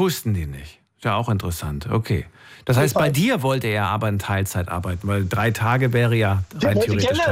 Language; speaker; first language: German; native; German